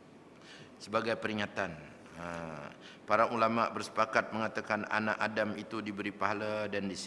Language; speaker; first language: Malay; native; Malay